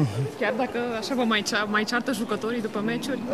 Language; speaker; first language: Romanian; native; Romanian